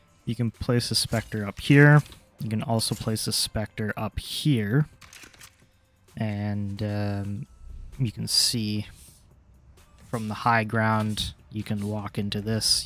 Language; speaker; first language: English; native; English